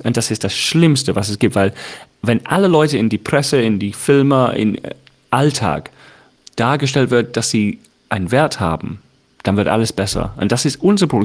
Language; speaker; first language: German; non-native, fluent; English